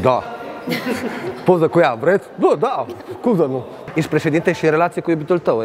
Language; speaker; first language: Romanian; native; Romanian